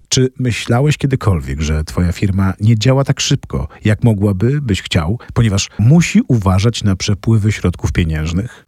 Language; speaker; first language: Polish; native; Polish